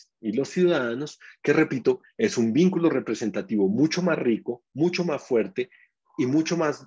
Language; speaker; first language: Spanish; native; Spanish